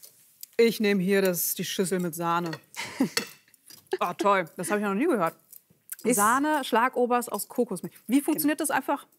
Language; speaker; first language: German; native; German